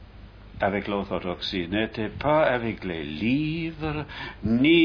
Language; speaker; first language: French; non-native, fluent; English